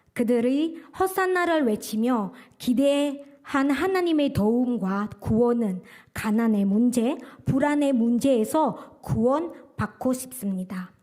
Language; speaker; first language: Korean; non-native, fluent; Indonesian